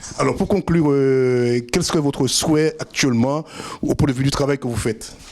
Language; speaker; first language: French; native; French